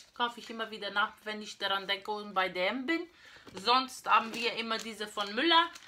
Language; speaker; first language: German; non-native, learner; Portuguese